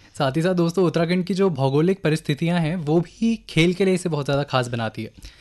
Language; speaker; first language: Hindi; native; Hindi